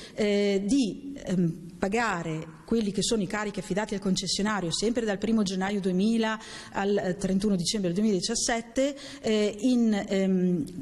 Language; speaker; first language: Italian; native; Italian